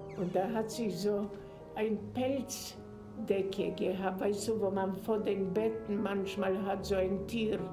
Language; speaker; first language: German; non-native, fluent; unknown